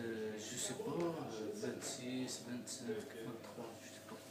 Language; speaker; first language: French; non-native, learner; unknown